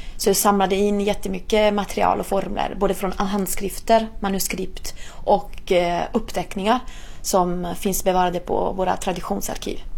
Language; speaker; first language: Swedish; non-native, fluent; Italian